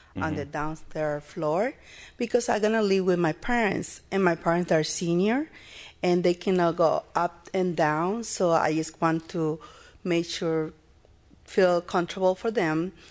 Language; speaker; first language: English; non-native, learner; Spanish